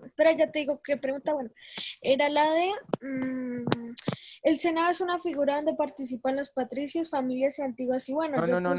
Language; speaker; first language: Spanish; native; Spanish